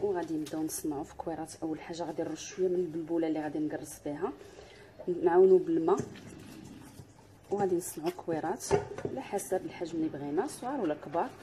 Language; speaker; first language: Arabic; native; Arabic